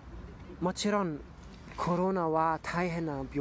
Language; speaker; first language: Japanese; non-native, learner; German